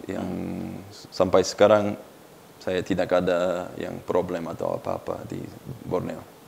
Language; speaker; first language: Indonesian; non-native, learner; Uzbek